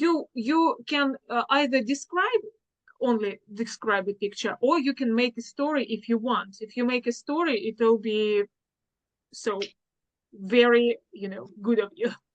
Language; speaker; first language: English; non-native, fluent; Russian